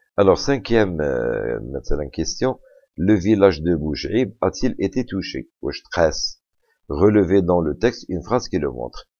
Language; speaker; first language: French; non-native, local second language; Arabic